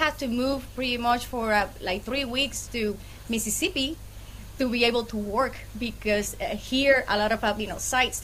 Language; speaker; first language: English; non-native, fluent; Spanish